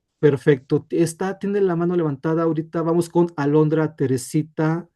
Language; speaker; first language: Spanish; native; Spanish